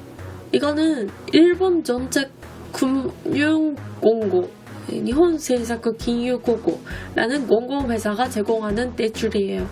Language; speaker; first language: Korean; non-native, fluent; Japanese